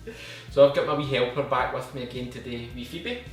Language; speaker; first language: English; native; English